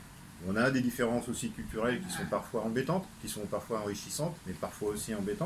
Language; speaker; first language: French; native; French